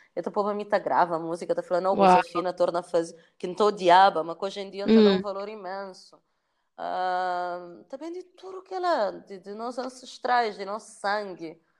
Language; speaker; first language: Portuguese; non-native, local second language; Kabuverdianu